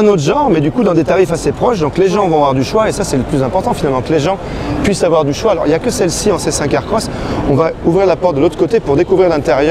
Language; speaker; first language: French; native; French